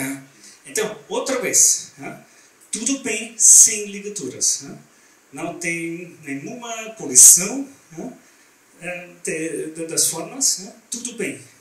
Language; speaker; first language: Portuguese; non-native, learner; German